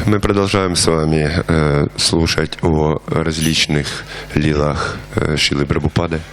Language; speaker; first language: Russian; native; Russian